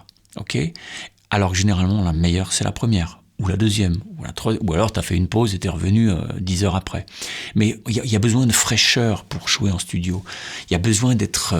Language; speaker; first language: French; native; French